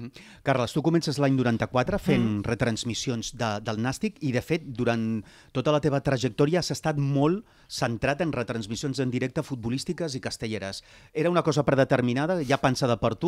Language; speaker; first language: Catalan; native; Catalan